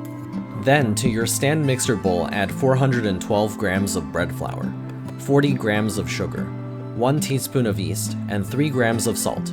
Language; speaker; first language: English; native; English